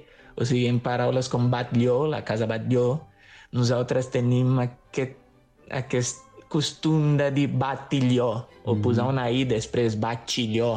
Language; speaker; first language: Catalan; non-native, fluent; Portuguese